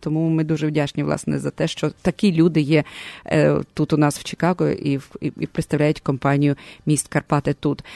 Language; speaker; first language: Ukrainian; native; Ukrainian